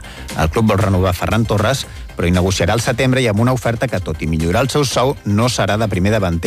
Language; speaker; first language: Catalan; native; Catalan